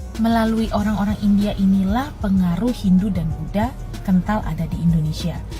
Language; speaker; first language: Indonesian; native; Indonesian